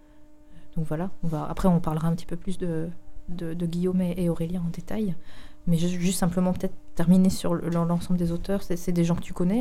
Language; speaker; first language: French; native; French